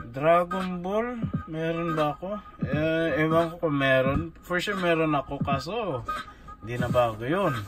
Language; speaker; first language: Filipino; native; Filipino